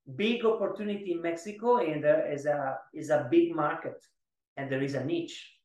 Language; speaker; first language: English; non-native, learner; Italian